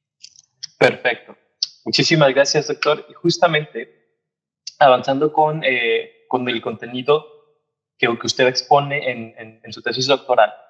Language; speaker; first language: Spanish; native; Spanish